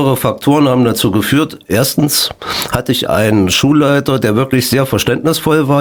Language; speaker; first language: German; native; German